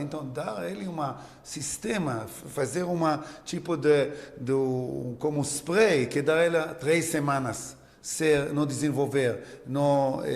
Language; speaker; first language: Portuguese; non-native, learner; Hebrew